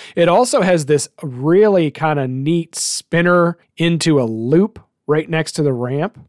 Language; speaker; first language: English; native; English